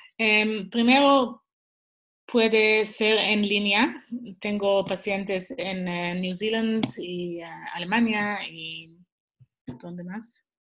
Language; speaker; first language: Spanish; non-native, learner; Swiss German